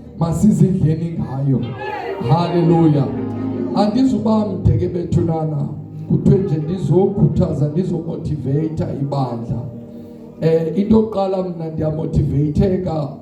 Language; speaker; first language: Zulu; native; Zulu